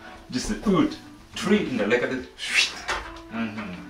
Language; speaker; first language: English; non-native, learner; Japanese